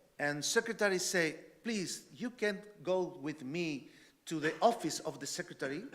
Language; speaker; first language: English; non-native, learner; Spanish